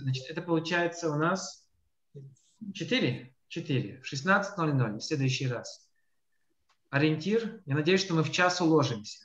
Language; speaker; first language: Russian; native; Russian